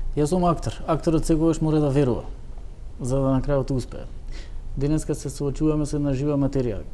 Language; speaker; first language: Macedonian; non-native, local second language; Turkish